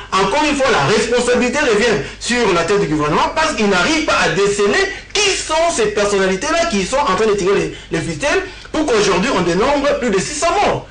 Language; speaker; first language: French; non-native, local second language; Lingala